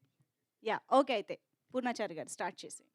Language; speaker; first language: Telugu; native; Telugu